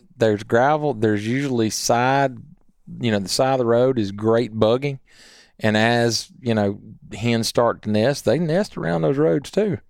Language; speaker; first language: English; native; English